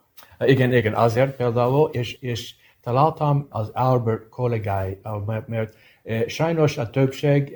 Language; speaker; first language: Hungarian; early bilingual, heritage; English